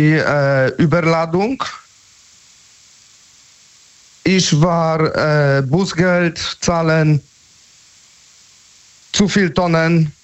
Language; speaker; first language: German; non-native, learner; Polish